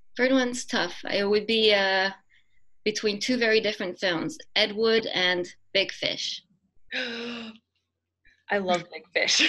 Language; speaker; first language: English; non-native, fluent; French